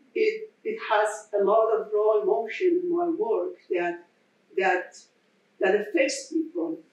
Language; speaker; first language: English; non-native, fluent; Persian